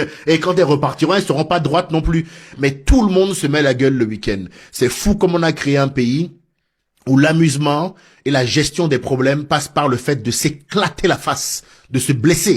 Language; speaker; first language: French; native; French